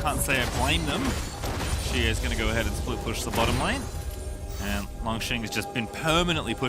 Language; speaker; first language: English; native; English